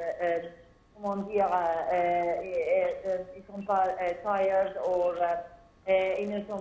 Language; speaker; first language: French; non-native, fluent; Arabic